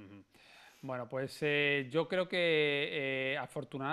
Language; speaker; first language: Spanish; native; Spanish